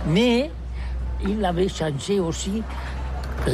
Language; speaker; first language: French; non-native, learner; Catalan